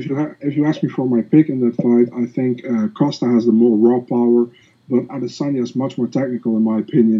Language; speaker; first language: English; non-native, fluent; Dutch